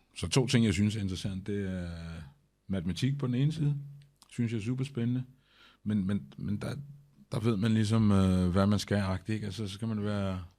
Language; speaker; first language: Danish; early bilingual, other home language; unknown